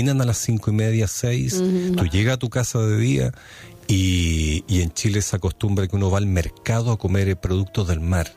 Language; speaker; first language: Spanish; native; Spanish